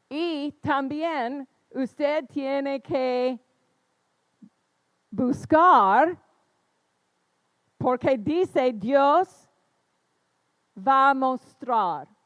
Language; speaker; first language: Spanish; non-native, fluent; English